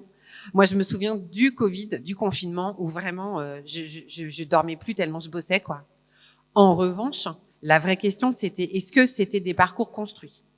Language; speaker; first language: French; native; French